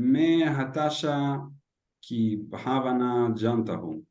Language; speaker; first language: Hindi; non-native, learner; Hebrew